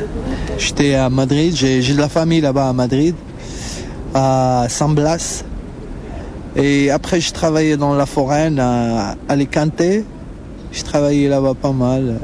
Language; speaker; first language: French; non-native, local second language; Arabic